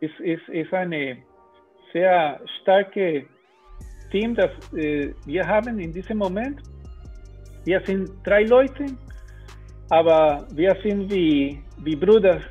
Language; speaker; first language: German; non-native, learner; Spanish